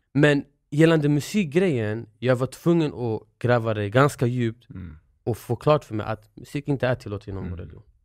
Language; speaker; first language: Swedish; early bilingual, other home language; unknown